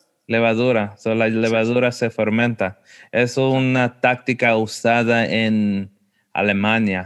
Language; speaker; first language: Spanish; early bilingual, heritage; Spanish